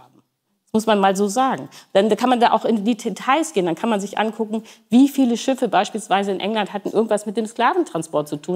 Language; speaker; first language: German; native; German